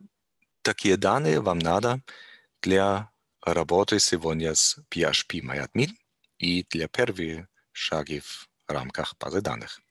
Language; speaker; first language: Russian; non-native, learner; German